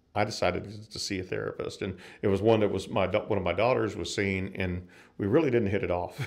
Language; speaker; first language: English; native; English